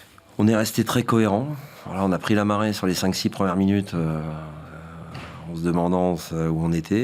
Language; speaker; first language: French; native; French